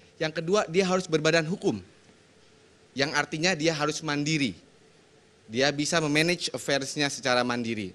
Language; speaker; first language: Indonesian; native; Indonesian